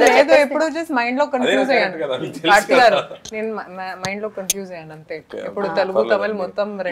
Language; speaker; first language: Telugu; non-native, fluent; Hindi